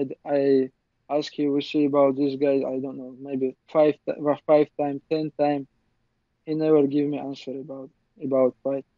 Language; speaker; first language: English; non-native, learner; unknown